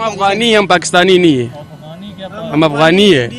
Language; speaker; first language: Hindi; non-native, learner; Pashto